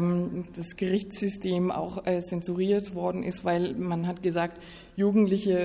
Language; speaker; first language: German; non-native, fluent; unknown